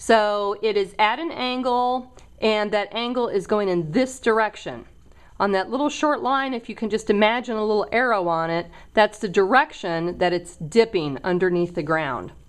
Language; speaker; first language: English; native; English